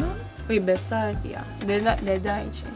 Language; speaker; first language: Korean; early bilingual, heritage; English